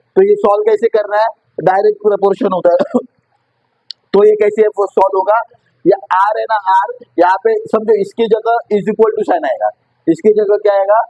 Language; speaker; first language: Hindi; non-native, local second language; Marathi